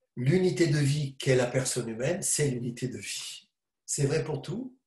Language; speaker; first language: French; native; French